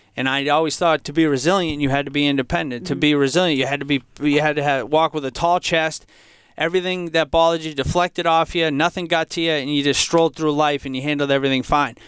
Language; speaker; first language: English; native; English